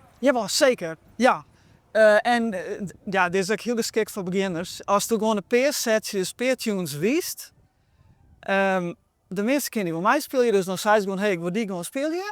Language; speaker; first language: Dutch; non-native, local second language; Western Frisian